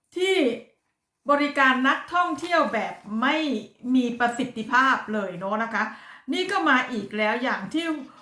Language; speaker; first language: Thai; native; Thai